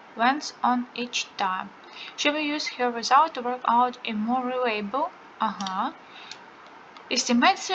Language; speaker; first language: English; non-native, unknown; Ukrainian